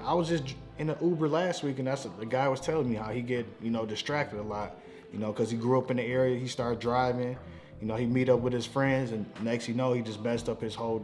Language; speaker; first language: English; native; English